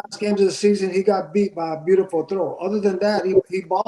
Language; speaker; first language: English; native; English